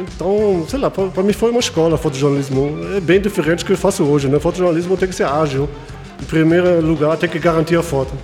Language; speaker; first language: Portuguese; non-native, fluent; German